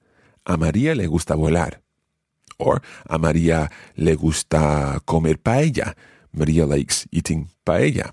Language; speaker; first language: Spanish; non-native, fluent; English